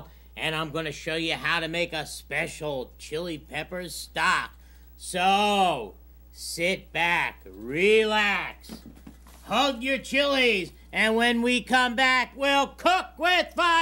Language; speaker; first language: English; native; English